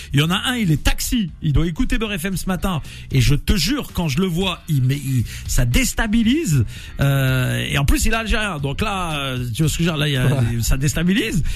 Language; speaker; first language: French; native; French